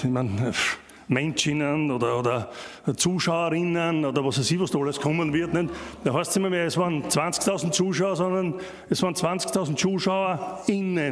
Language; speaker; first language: German; native; German